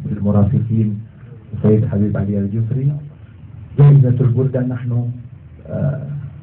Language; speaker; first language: Arabic; non-native, fluent; Indonesian